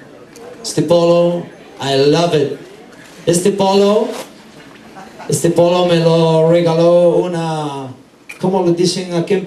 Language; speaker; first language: Spanish; non-native, learner; English